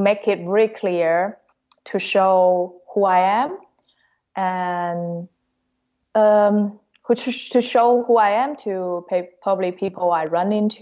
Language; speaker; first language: English; non-native, fluent; Cantonese